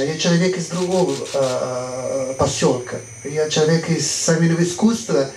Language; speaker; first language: Russian; non-native, fluent; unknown